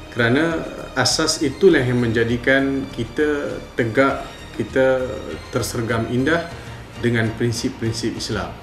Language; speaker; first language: Malay; non-native, local second language; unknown